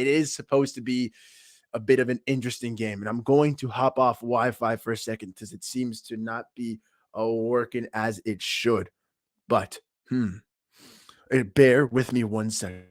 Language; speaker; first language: English; native; English